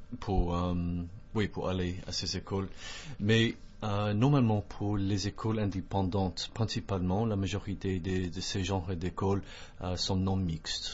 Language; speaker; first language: French; non-native, fluent; English